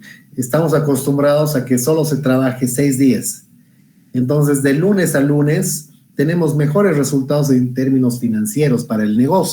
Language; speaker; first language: Spanish; native; Spanish